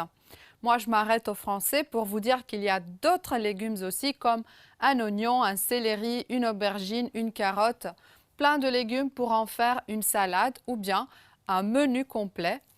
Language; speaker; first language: French; non-native, fluent; Romanian